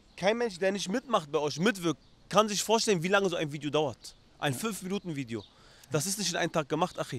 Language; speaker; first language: German; early bilingual, other home language; Arabic